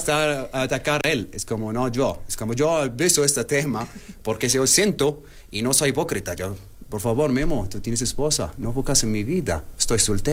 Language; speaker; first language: Spanish; non-native, learner; Arabic